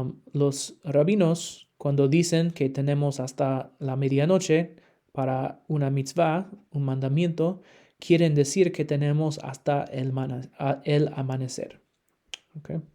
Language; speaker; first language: Spanish; non-native, fluent; English